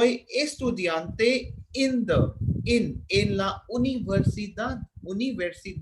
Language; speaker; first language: Spanish; non-native, fluent; Hindi